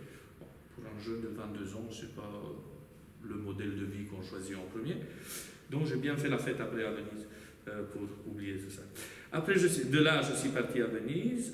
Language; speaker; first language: French; non-native, fluent; Romanian